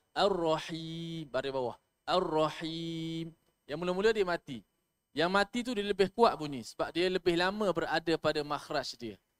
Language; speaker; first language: Malay; native; Malay